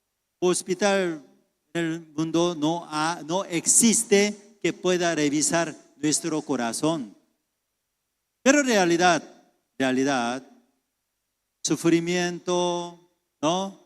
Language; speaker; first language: Spanish; non-native, fluent; Korean